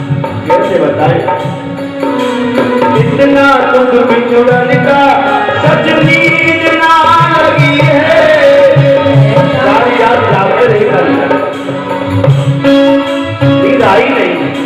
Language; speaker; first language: Hindi; native; Hindi